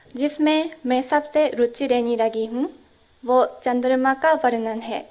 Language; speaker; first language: Hindi; non-native, fluent; Korean